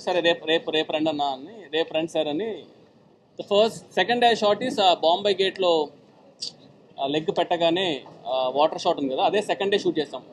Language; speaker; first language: Telugu; native; Telugu